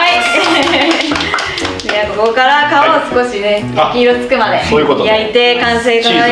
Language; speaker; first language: Japanese; native; Japanese